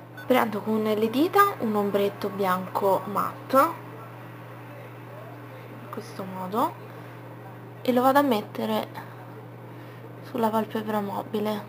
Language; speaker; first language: Italian; native; Italian